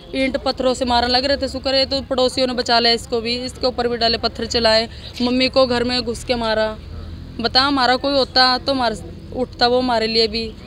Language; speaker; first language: Hindi; native; Hindi